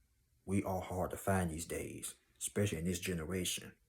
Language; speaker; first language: English; native; English